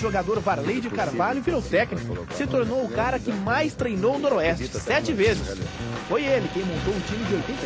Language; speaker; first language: Portuguese; native; Portuguese